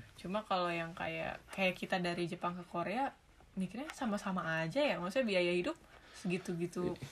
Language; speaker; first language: Indonesian; native; Indonesian